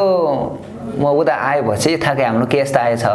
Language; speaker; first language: Nepali; non-native, learner; Chinese